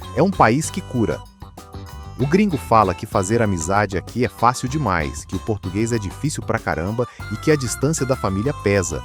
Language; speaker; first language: Portuguese; native; Portuguese